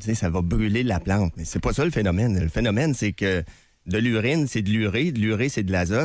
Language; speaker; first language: French; native; French